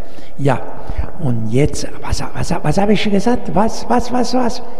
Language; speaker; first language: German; non-native, learner; Italian